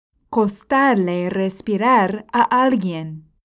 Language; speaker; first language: Spanish; non-native, fluent; English